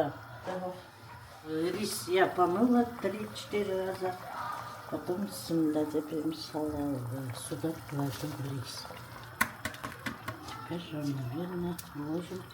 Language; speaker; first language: Russian; non-native, local second language; Kyrgyz